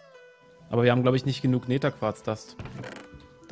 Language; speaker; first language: German; native; German